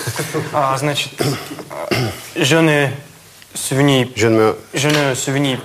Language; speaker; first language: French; non-native, learner; Russian